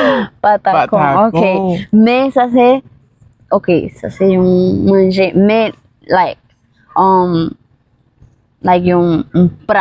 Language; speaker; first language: French; non-native, learner; Spanish